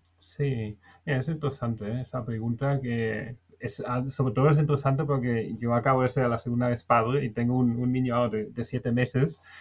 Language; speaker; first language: Spanish; non-native, fluent; German